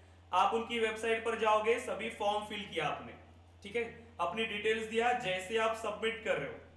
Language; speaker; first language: Hindi; native; Hindi